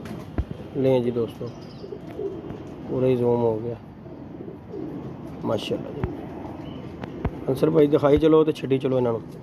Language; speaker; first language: Hindi; non-native, local second language; Punjabi